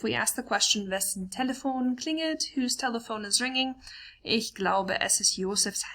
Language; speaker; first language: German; non-native, fluent; English